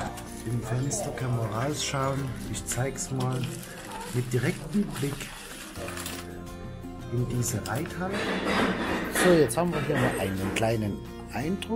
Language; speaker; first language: German; native; German